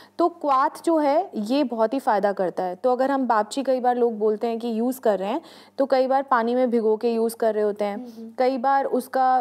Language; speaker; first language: Hindi; native; Hindi